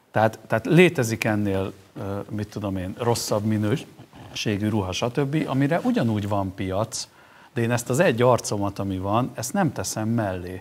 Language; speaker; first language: Hungarian; native; Hungarian